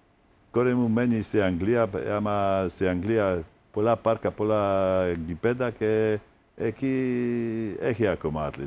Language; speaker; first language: Greek; non-native, fluent; Polish